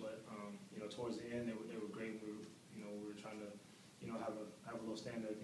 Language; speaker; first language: English; native; English